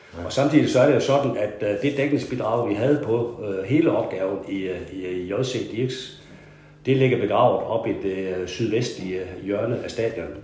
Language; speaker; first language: Danish; native; Danish